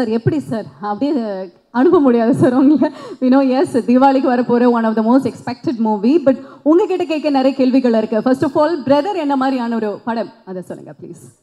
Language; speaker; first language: Tamil; native; Tamil